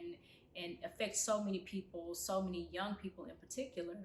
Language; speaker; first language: English; native; English